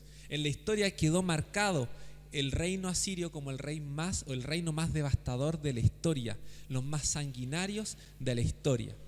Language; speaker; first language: Spanish; native; Spanish